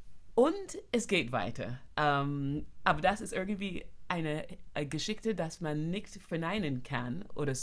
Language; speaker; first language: German; non-native, fluent; English